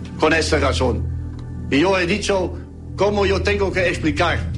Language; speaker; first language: Spanish; non-native, learner; Dutch